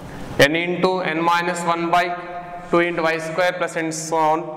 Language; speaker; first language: English; non-native, local second language; Telugu